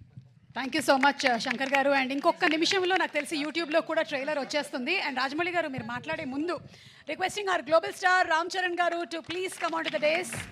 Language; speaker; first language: Telugu; native; Telugu